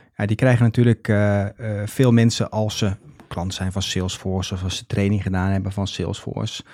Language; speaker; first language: Dutch; native; Dutch